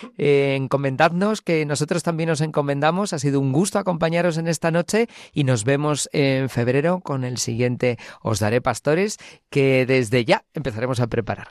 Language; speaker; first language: Spanish; native; Spanish